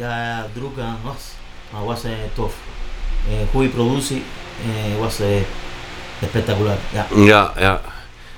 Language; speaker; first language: Dutch; non-native, learner; Spanish